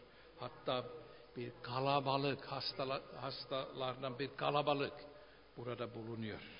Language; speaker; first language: Turkish; non-native, fluent; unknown